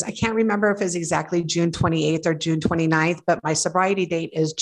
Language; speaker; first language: English; native; English